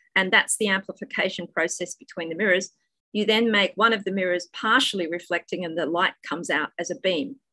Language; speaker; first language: English; native; English